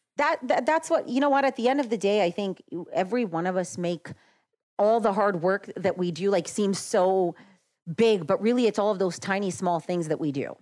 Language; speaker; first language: English; early bilingual, other home language; Macedonian